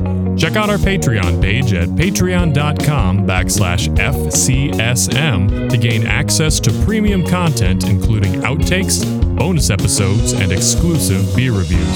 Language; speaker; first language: English; native; English